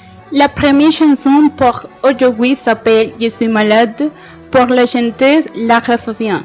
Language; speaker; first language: French; non-native, learner; Spanish